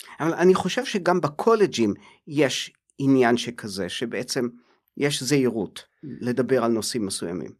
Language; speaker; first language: Hebrew; native; Hebrew